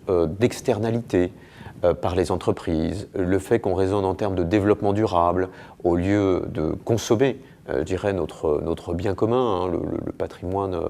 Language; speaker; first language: French; native; French